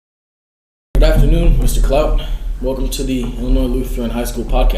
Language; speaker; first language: English; native; English